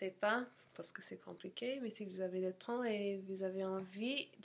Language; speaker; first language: French; non-native, fluent; English